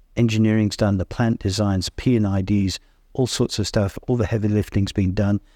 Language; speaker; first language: English; native; English